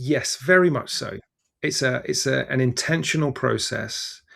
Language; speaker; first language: English; native; English